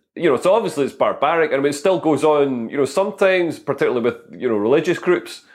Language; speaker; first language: English; native; English